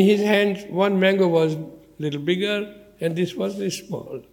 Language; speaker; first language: English; non-native, learner; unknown